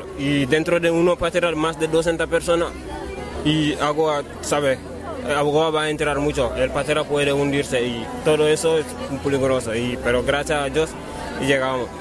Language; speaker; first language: Spanish; non-native, learner; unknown